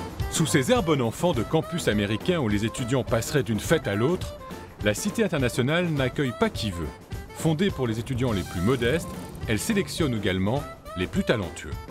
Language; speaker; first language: French; native; French